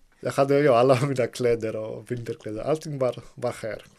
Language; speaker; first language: Swedish; non-native, fluent; Greek